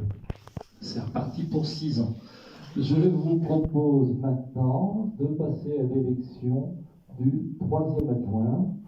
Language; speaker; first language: French; native; French